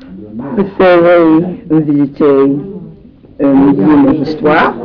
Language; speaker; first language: French; non-native, learner; English